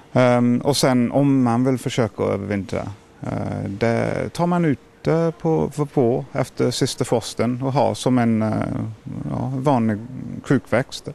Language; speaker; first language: Swedish; non-native, fluent; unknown